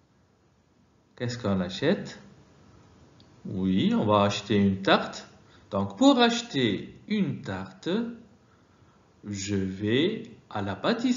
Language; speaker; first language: French; non-native, fluent; Arabic